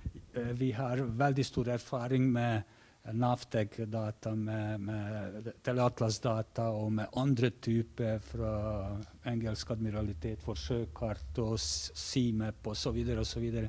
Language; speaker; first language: Norwegian; non-native, fluent; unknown